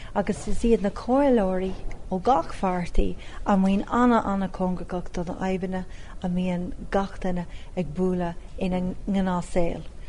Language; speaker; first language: Irish; non-native, local second language; English